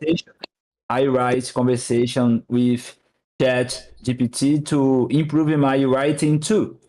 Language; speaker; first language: English; non-native, learner; Portuguese